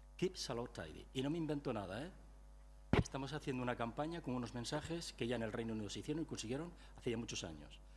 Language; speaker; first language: Spanish; non-native, local second language; Catalan